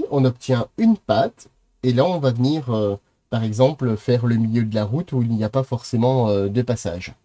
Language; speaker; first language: French; native; French